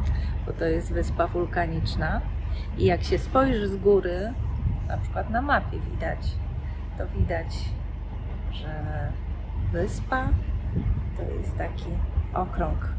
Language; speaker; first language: Polish; native; Polish